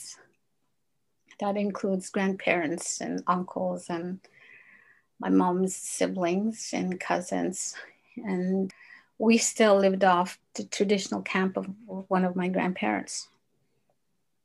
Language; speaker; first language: English; non-native, fluent; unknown